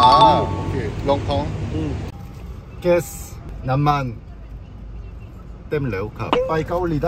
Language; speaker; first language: Thai; non-native, learner; Korean